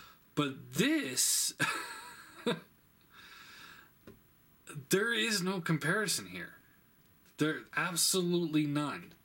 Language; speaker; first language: English; native; English